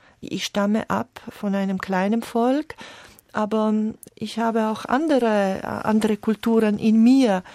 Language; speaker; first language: German; non-native, fluent; Slovak